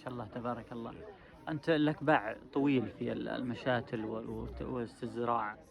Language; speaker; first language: Arabic; native; Arabic